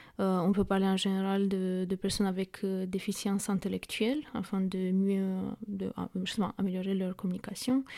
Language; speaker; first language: French; non-native, fluent; Romanian